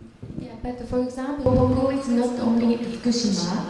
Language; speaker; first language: English; non-native, learner; Japanese